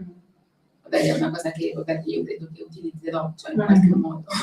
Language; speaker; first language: Italian; native; Italian